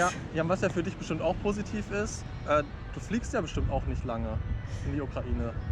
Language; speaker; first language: German; native; German